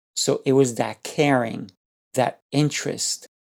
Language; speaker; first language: English; non-native, fluent; Spanish